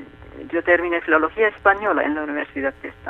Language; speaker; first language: Spanish; non-native, fluent; Turkish